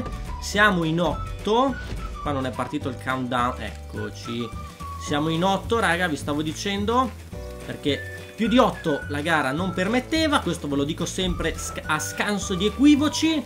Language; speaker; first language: Italian; native; Italian